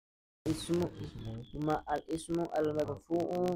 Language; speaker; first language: Arabic; non-native, learner; Indonesian